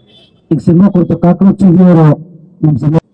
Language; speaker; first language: Kannada; native; Kannada